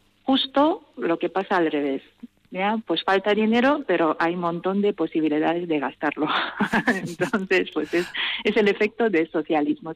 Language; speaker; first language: Spanish; non-native, fluent; Russian